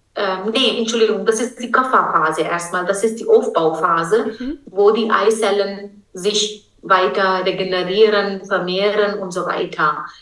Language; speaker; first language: German; non-native, fluent; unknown